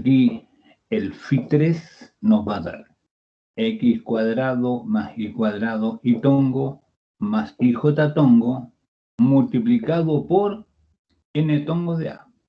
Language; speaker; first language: Spanish; native; Spanish